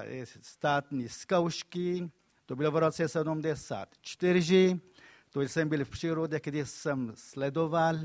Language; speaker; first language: Czech; non-native, fluent; Kurdish